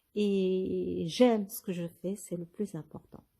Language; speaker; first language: French; non-native, local second language; Arabic